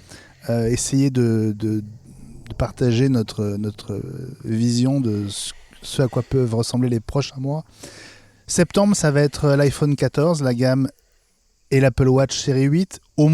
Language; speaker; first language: French; native; French